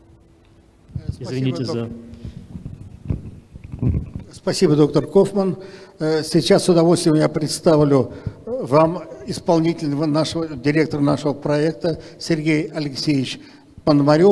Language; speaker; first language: Russian; native; Russian